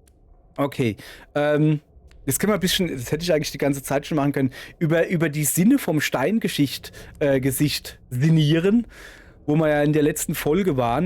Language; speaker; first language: German; native; German